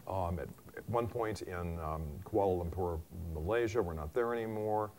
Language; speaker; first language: English; native; English